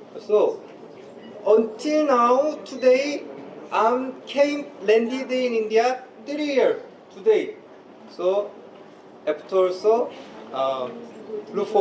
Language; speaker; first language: English; non-native, learner; Korean